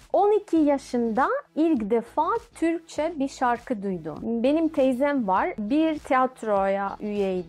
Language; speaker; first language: Turkish; non-native, fluent; Russian